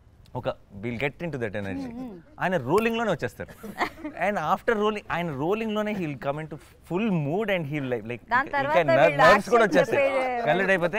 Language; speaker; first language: Telugu; native; Telugu